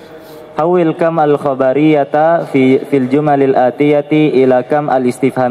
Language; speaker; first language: Arabic; non-native, learner; Indonesian